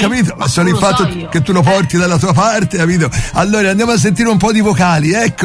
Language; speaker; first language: Italian; native; Italian